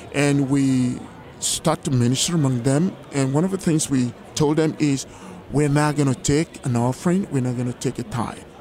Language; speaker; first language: English; non-native, local second language; Yoruba